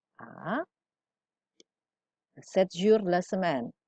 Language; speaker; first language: French; non-native, fluent; Indonesian